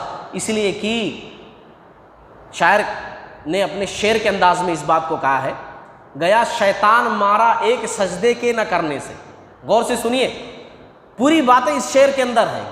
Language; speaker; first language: Urdu; native; Urdu